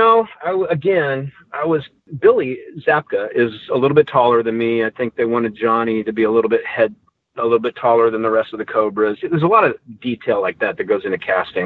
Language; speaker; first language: English; native; English